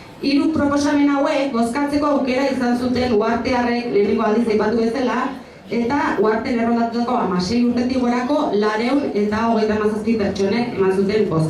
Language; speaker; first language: Basque; native; Basque